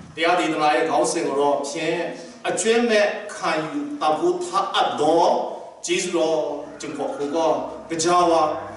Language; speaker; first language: Burmese; non-native, local second language; Kachin